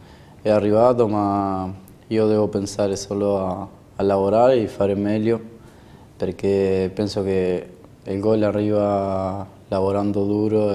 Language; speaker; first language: Italian; non-native, fluent; Spanish